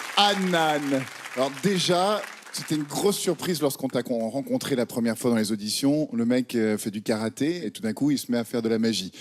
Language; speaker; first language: French; native; French